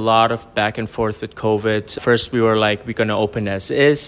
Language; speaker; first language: English; non-native, fluent; German